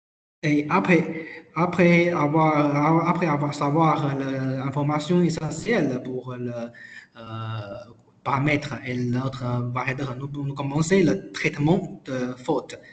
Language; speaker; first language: French; non-native, learner; Chinese